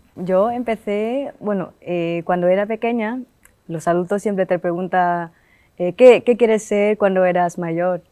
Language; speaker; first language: Spanish; non-native, fluent; Vietnamese